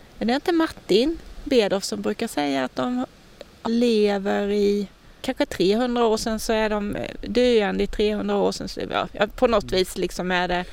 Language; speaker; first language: Swedish; native; Swedish